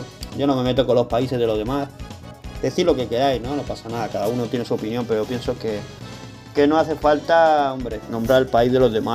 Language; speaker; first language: Spanish; native; Spanish